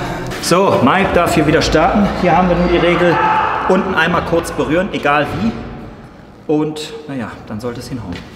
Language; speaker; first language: German; native; German